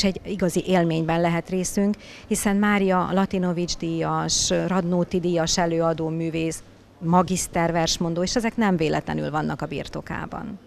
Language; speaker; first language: Hungarian; native; Hungarian